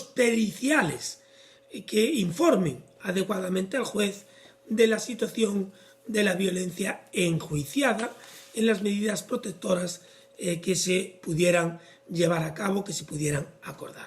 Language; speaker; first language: Spanish; native; Spanish